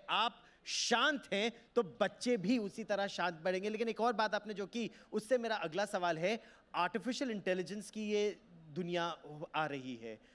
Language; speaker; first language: Hindi; native; Hindi